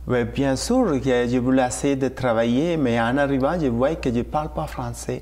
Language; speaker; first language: French; non-native, learner; Tamil